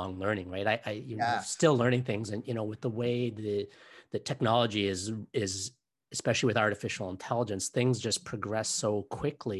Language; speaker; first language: English; native; English